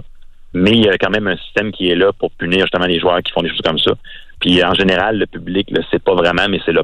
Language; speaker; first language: French; native; French